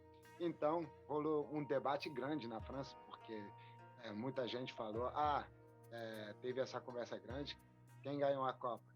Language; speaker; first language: Portuguese; non-native, fluent; French